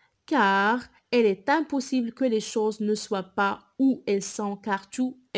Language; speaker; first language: French; non-native, local second language; Arabic